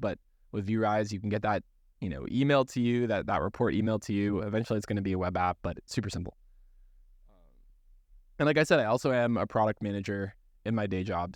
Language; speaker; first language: English; native; English